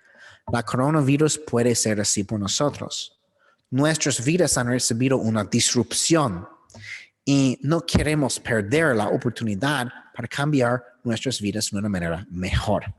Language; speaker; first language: Spanish; non-native, learner; English